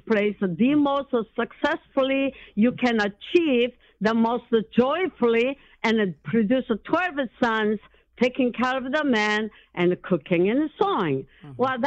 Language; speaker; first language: English; non-native, learner; Korean